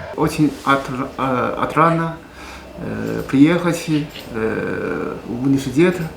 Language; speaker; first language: Russian; non-native, learner; Chinese